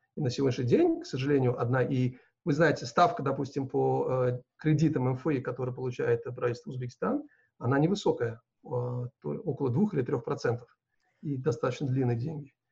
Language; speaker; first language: Russian; non-native, local second language; Uzbek